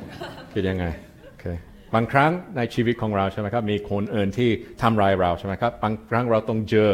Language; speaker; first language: Thai; non-native, fluent; English